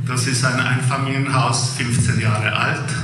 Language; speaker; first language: German; non-native, fluent; Czech